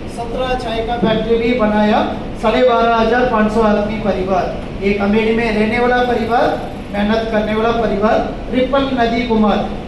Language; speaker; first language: Hindi; non-native, local second language; Tamil